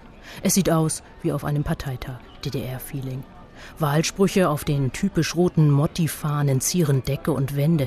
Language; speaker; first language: German; native; German